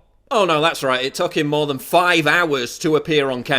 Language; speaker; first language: English; native; English